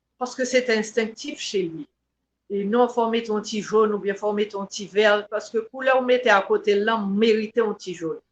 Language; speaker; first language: French; non-native, local second language; Haitian Creole